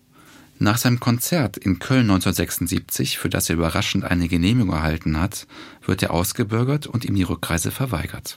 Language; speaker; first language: German; native; German